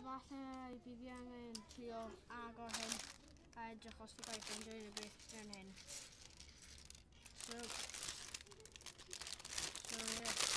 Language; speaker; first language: Welsh; non-native, local second language; English